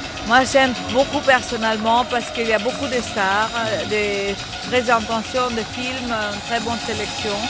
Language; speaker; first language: French; non-native, fluent; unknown